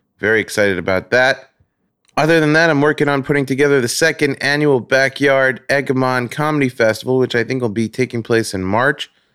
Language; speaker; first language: English; native; English